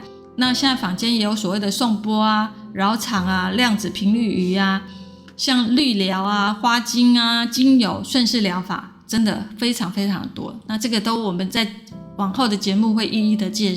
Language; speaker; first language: Chinese; native; Chinese